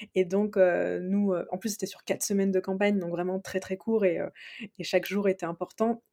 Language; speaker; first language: French; native; French